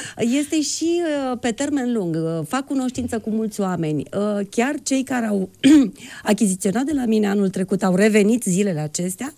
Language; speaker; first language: Romanian; native; Romanian